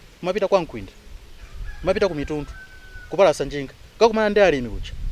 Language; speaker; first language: Nyanja; non-native, local second language; Tumbuka